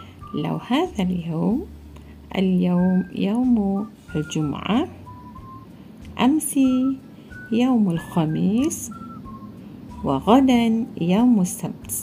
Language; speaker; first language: Arabic; non-native, fluent; Malay